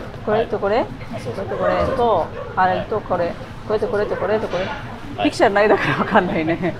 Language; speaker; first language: Japanese; non-native, learner; Arabic